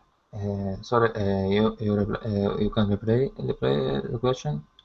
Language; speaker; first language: English; non-native, learner; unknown